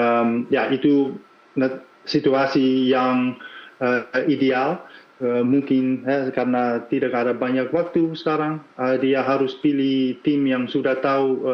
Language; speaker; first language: Indonesian; non-native, fluent; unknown